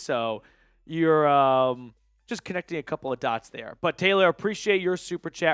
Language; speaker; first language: English; native; English